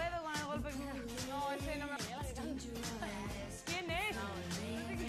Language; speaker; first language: Spanish; native; Spanish